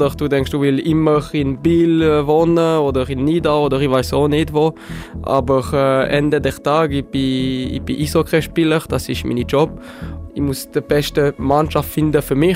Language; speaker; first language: German; non-native, local second language; French